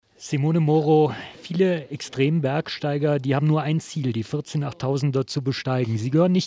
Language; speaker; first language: German; native; German